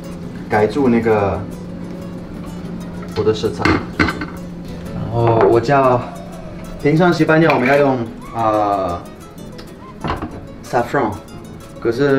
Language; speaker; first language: Chinese; non-native, fluent; French